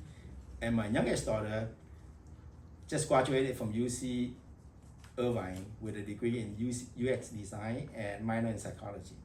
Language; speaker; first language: English; non-native, fluent; Vietnamese